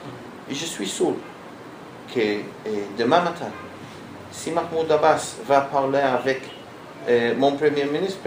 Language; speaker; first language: French; non-native, learner; Hebrew